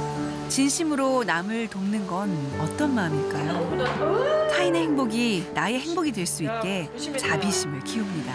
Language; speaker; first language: Korean; native; Korean